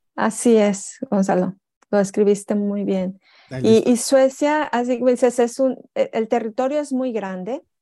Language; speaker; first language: Spanish; native; Spanish